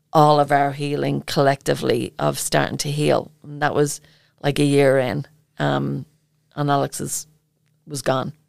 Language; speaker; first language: English; native; English